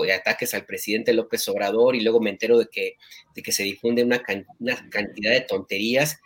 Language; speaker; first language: Spanish; native; Spanish